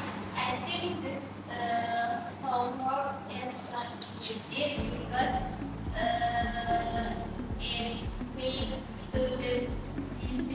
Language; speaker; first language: English; non-native, learner; Indonesian